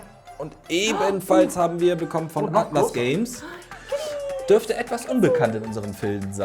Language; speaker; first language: German; native; German